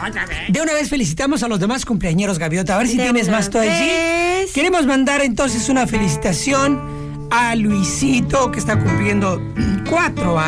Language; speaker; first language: Spanish; native; Spanish